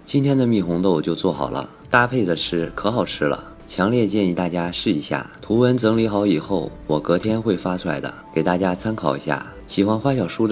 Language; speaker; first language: Chinese; native; Chinese